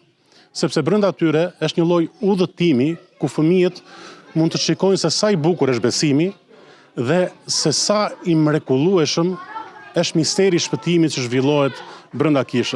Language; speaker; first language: Albanian; native; Albanian